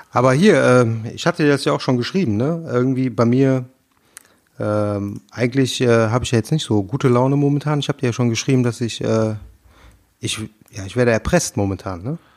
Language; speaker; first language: German; early bilingual, other home language; Turkish